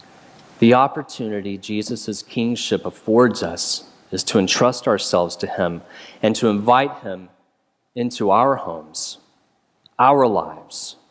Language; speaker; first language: English; native; English